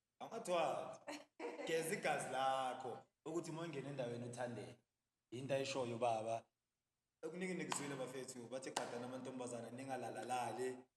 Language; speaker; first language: Zulu; native; Zulu